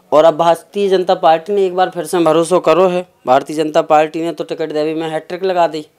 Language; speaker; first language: Hindi; native; Hindi